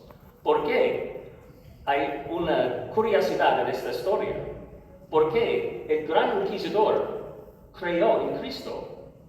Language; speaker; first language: Spanish; non-native, learner; English